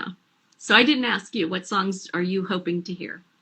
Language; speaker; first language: English; native; English